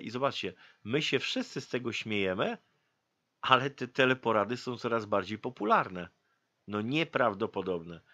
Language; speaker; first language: Polish; native; Polish